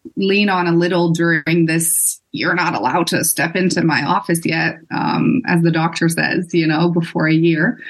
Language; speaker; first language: English; non-native, fluent; Dutch